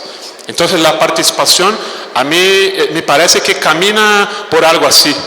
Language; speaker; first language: Spanish; non-native, fluent; Portuguese